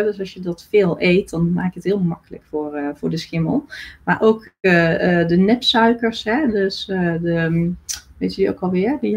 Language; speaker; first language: Dutch; native; Dutch